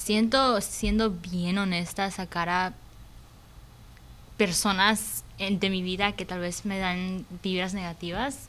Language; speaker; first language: Spanish; early bilingual, heritage; Spanish